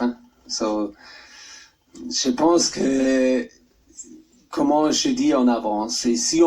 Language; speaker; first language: French; non-native, learner; German